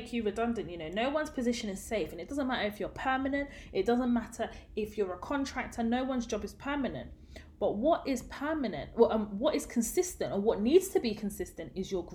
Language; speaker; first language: English; native; English